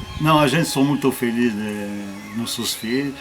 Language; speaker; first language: Portuguese; non-native, learner; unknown